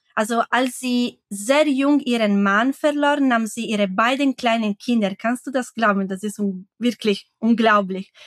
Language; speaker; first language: German; non-native, fluent; Italian